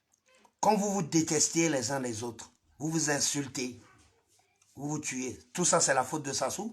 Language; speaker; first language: French; non-native, local second language; Lingala